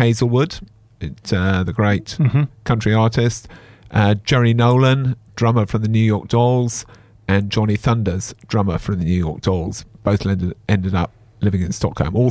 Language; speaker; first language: English; native; English